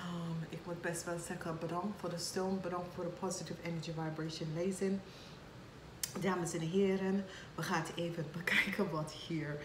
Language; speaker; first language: Dutch; non-native, fluent; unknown